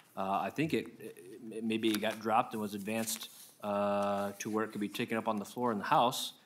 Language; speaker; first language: English; native; English